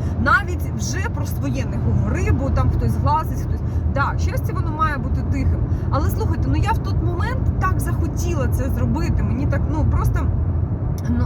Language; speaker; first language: Ukrainian; non-native, local second language; Russian